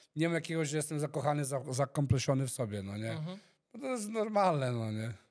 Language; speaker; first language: Polish; early bilingual, heritage; Polish